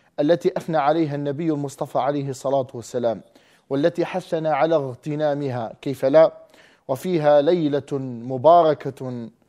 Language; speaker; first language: Arabic; native; Arabic